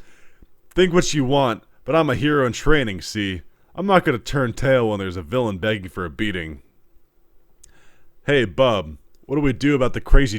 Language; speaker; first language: English; native; English